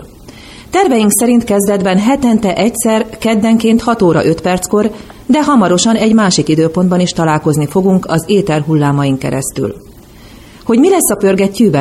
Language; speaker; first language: Hungarian; native; Hungarian